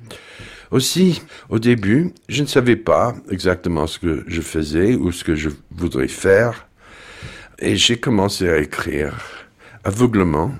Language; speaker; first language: French; non-native, fluent; English